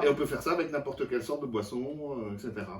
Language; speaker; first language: French; native; French